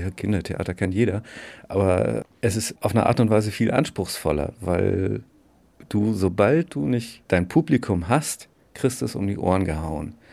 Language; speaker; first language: German; native; German